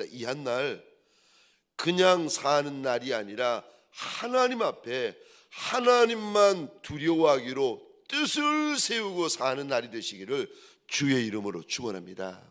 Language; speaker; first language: Korean; native; Korean